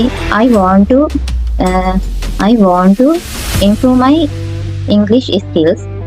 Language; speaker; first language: English; non-native, learner; Sinhala